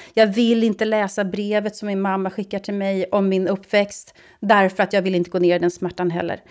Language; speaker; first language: Swedish; native; Swedish